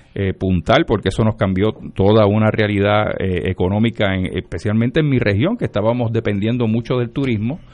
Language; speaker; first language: Spanish; native; Spanish